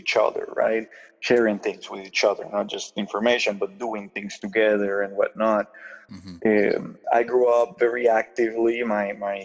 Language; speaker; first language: English; non-native, fluent; Spanish